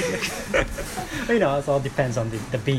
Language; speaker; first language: English; non-native, learner; Japanese